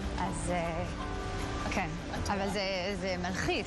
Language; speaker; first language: Hebrew; early bilingual, heritage; Hebrew